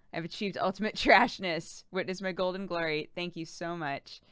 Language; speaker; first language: English; native; English